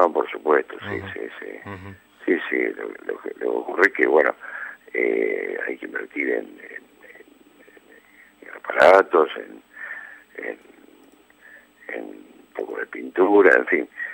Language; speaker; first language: Spanish; native; Spanish